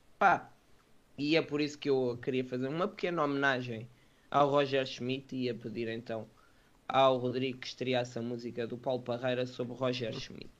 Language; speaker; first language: Portuguese; native; Portuguese